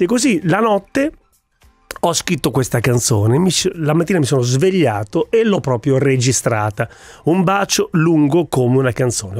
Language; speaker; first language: Italian; native; Italian